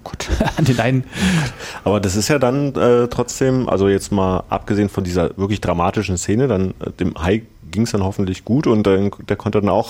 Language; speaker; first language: German; native; German